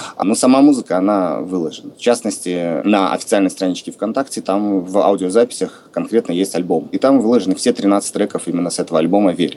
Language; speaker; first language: Russian; native; Russian